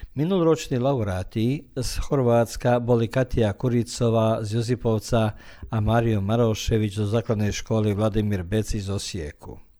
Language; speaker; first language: Slovak; early bilingual, heritage; Slovak